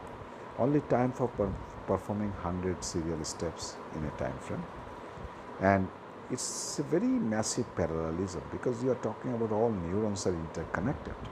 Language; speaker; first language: English; non-native, local second language; Bangla